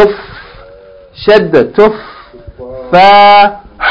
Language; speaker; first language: Arabic; non-native, fluent; English